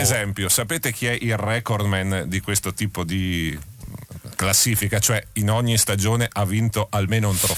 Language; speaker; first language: Italian; native; Italian